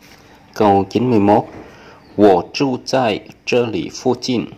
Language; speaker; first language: Chinese; non-native, fluent; Vietnamese